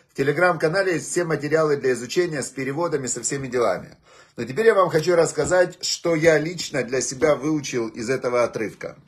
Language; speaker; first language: Russian; native; Russian